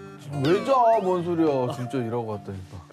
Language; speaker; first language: Korean; native; Korean